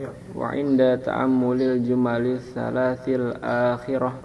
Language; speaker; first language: Arabic; non-native, learner; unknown